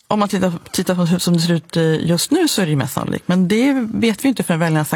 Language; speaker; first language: Swedish; native; Swedish